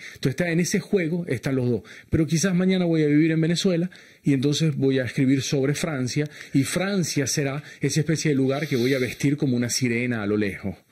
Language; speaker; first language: Spanish; early bilingual, heritage; Spanish